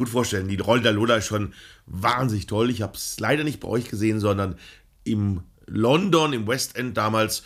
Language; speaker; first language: German; native; German